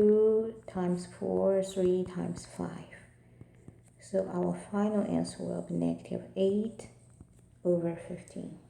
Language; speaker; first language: English; non-native, fluent; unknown